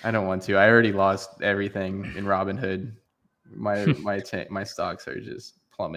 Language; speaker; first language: English; native; English